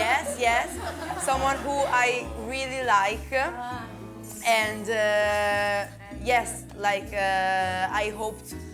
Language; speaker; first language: English; non-native, learner; Italian